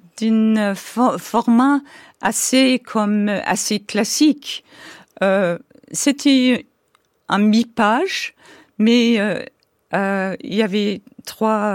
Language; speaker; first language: French; non-native, fluent; English